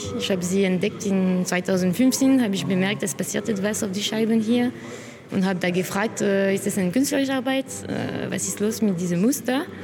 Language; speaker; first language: German; non-native, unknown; French